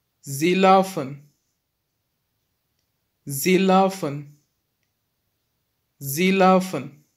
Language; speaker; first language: German; non-native, fluent; Turkish